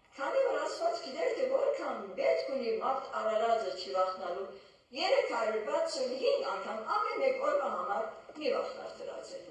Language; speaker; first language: Armenian; early bilingual, heritage; Armenian